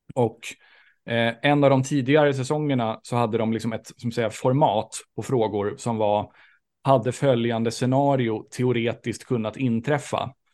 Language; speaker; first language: Swedish; native; Swedish